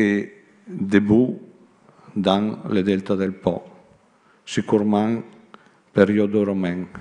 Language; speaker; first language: French; non-native, learner; Italian